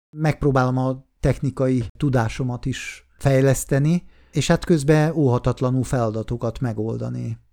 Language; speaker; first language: Hungarian; non-native, fluent; Swiss German